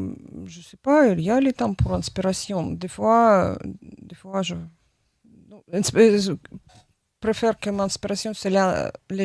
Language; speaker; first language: French; non-native, learner; Russian